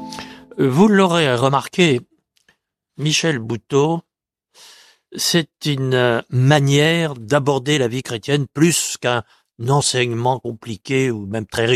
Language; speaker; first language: French; native; French